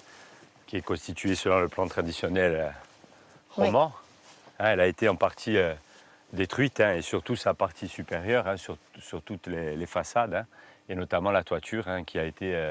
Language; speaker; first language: French; native; French